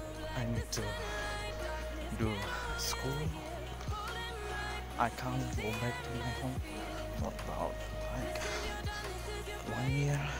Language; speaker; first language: English; non-native, learner; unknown